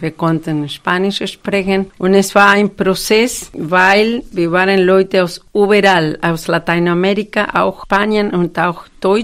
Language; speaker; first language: German; non-native, fluent; Spanish